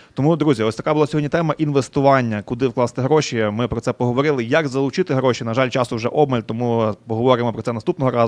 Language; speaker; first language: Ukrainian; native; Ukrainian